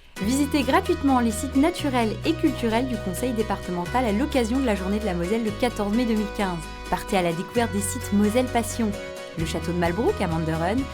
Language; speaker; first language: French; native; French